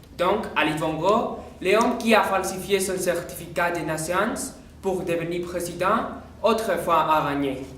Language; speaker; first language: French; non-native, learner; Spanish